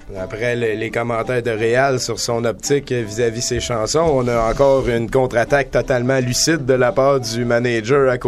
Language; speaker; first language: French; native; French